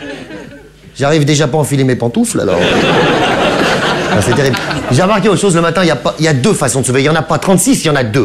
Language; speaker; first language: French; native; French